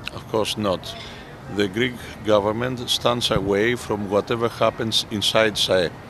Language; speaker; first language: English; non-native, fluent; Greek